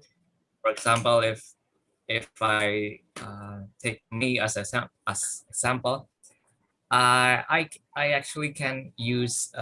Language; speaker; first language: English; non-native, learner; Indonesian